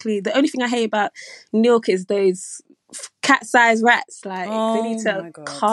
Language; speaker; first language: English; native; English